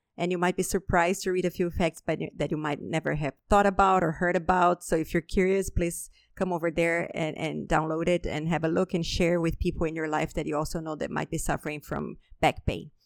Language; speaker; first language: English; non-native, fluent; Portuguese